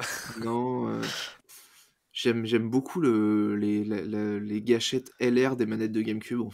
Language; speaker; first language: French; native; French